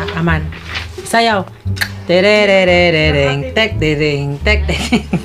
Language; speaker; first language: Filipino; non-native, local second language; Cebuano